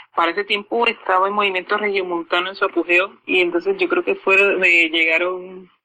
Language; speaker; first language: Spanish; native; Spanish